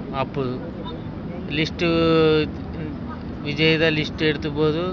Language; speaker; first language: Tamil; non-native, learner; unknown